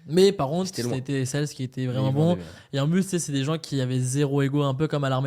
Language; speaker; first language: French; native; French